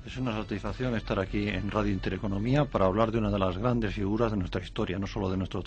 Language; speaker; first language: Spanish; native; Spanish